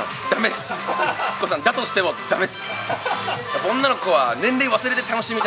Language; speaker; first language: Japanese; native; Japanese